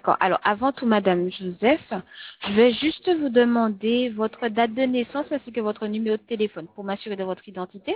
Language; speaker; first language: French; native; French